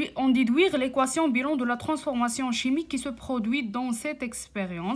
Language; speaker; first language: French; non-native, local second language; Arabic